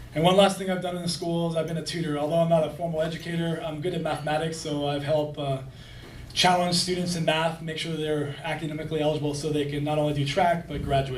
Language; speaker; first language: English; native; English